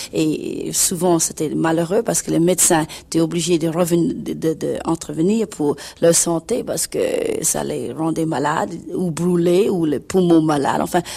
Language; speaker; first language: French; non-native, fluent; English